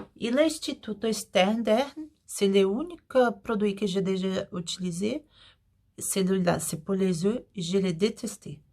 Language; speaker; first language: French; non-native, learner; Portuguese